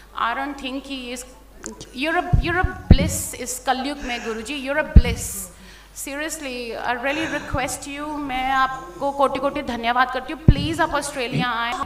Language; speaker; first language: Hindi; native; Hindi